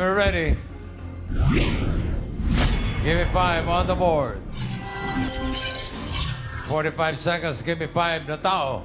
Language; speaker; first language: English; non-native, local second language; Filipino